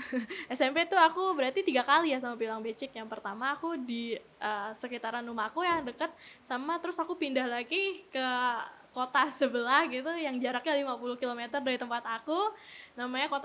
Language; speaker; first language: Indonesian; native; Indonesian